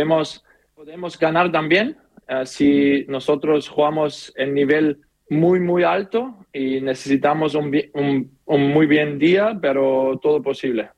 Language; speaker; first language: Spanish; non-native, learner; German